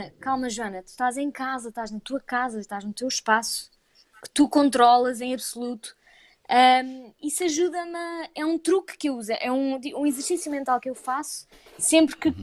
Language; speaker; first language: Portuguese; native; Portuguese